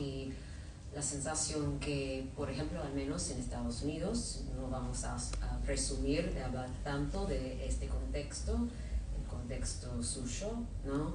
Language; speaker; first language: Spanish; non-native, fluent; English